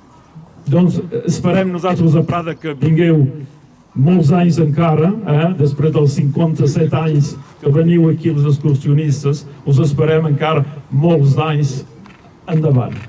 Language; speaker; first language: Catalan; non-native, local second language; French